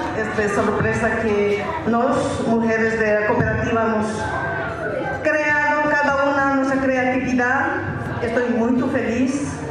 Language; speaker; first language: Portuguese; non-native, fluent; Spanish